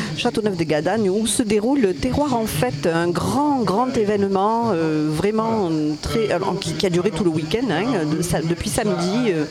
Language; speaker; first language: French; native; French